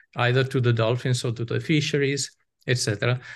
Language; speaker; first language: English; non-native, fluent; Italian